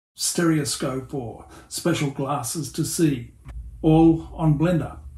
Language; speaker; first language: English; native; English